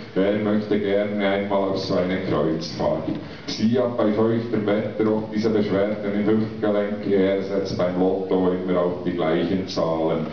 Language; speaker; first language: German; native; German